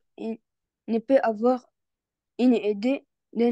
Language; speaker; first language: French; non-native, learner; Arabic